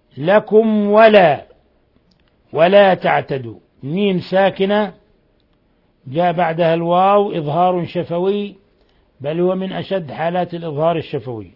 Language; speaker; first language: Arabic; native; Arabic